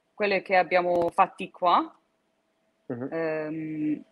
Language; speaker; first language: Italian; early bilingual, heritage; Italian